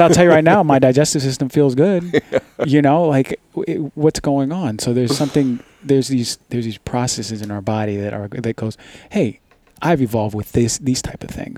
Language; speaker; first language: English; native; English